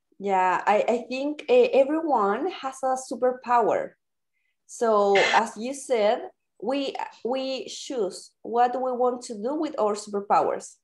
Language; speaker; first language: English; non-native, fluent; Spanish